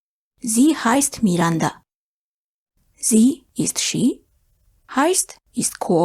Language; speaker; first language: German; non-native, fluent; Hungarian